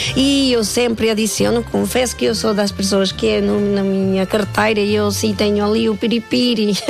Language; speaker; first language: Portuguese; non-native, fluent; Spanish